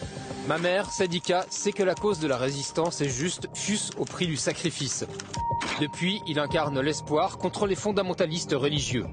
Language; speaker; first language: French; native; French